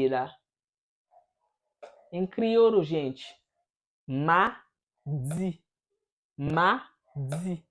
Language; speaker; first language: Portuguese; non-native, fluent; Haitian Creole